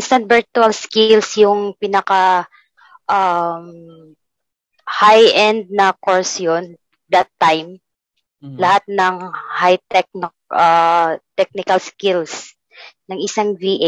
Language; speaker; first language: English; non-native, local second language; Cebuano